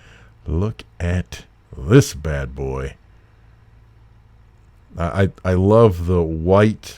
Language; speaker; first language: English; native; English